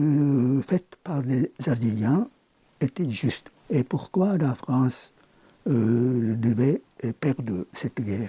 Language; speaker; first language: French; non-native, fluent; Japanese